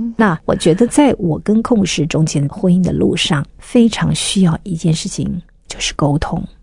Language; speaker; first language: Chinese; native; Chinese